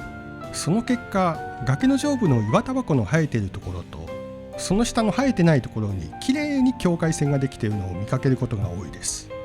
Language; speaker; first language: Japanese; native; Japanese